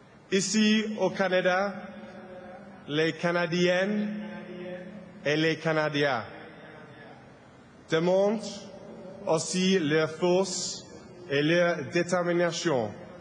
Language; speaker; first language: French; non-native, fluent; English